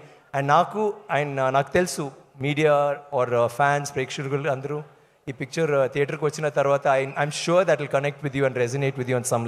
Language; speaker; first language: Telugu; non-native, learner; Tamil